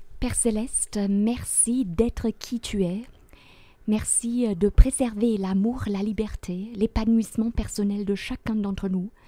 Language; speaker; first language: French; non-native, fluent; German